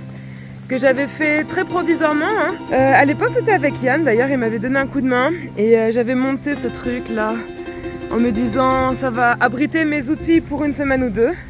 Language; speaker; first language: French; native; French